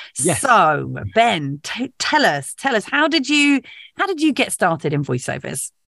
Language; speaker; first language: English; native; English